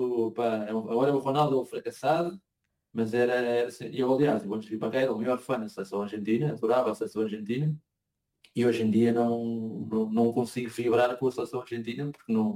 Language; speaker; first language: Portuguese; native; Portuguese